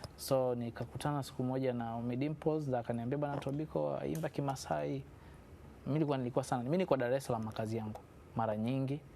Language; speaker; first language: Swahili; non-native, local second language; Masai